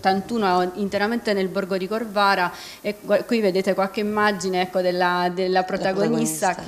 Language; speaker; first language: Italian; native; Italian